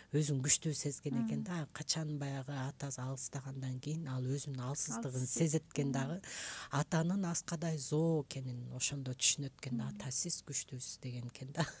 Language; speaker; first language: Kyrgyz; native; Kyrgyz